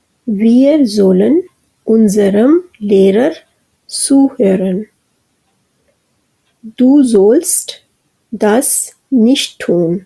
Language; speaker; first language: German; non-native, fluent; Urdu